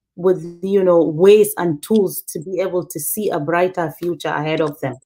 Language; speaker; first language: English; native; English